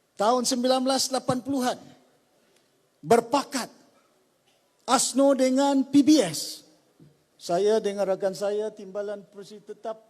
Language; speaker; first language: Malay; native; Malay